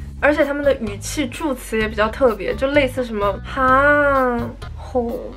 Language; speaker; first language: Chinese; native; Chinese